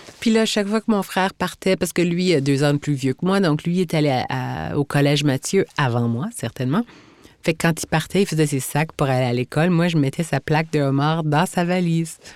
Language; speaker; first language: French; native; French